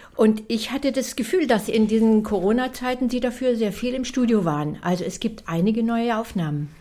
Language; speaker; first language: German; native; German